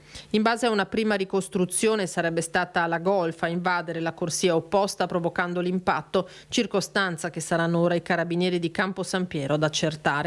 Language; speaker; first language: Italian; native; Italian